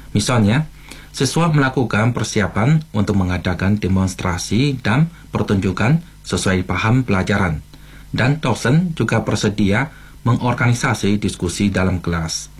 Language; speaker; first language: Malay; non-native, fluent; Chinese